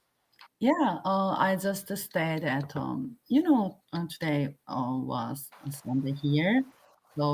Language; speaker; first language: English; non-native, learner; Korean